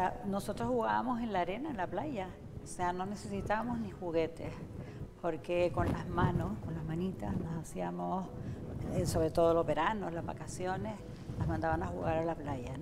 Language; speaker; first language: Spanish; native; Spanish